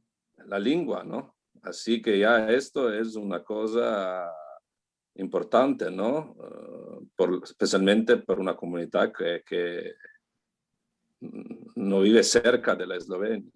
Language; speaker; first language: Spanish; non-native, learner; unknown